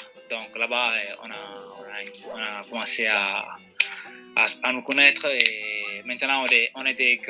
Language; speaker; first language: French; non-native, fluent; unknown